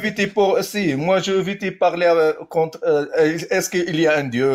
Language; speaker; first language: French; non-native, learner; Arabic